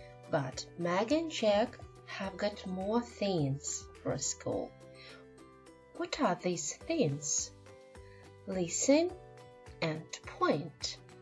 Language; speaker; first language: English; non-native, fluent; Ukrainian